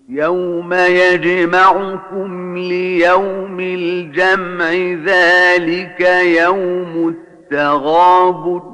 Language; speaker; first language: Arabic; native; Arabic